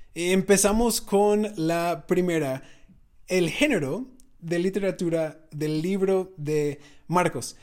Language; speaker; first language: Spanish; non-native, fluent; English